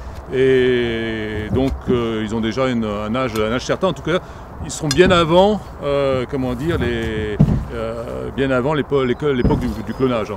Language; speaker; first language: French; native; French